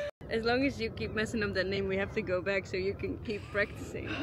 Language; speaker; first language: English; non-native, fluent; Dutch